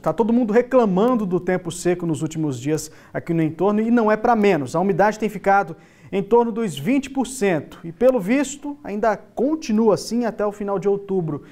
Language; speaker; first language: Portuguese; native; Portuguese